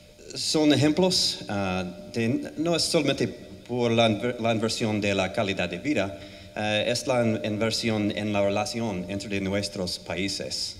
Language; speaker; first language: Spanish; non-native, learner; English